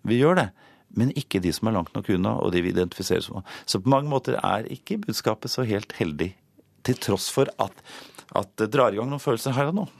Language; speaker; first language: Norwegian; native; Norwegian